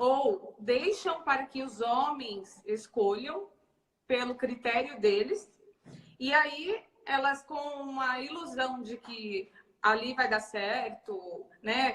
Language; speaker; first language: Portuguese; native; Portuguese